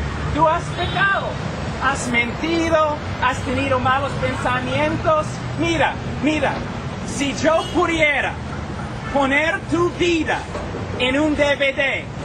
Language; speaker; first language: Spanish; non-native, fluent; English